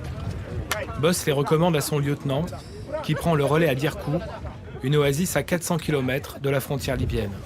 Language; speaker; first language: French; native; French